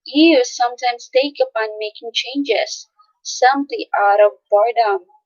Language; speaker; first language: English; non-native, local second language; Filipino